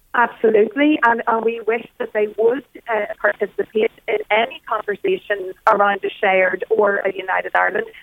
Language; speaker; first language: English; native; English